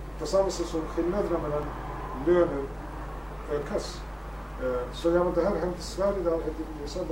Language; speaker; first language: Swedish; non-native, fluent; Kurdish